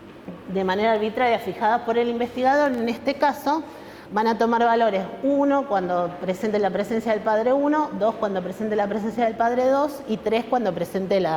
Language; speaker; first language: Spanish; native; Spanish